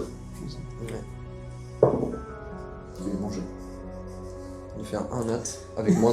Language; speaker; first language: French; native; French